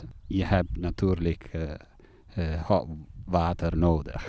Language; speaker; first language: Dutch; non-native, fluent; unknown